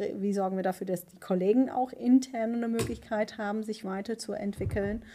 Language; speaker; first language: German; non-native, fluent; Dutch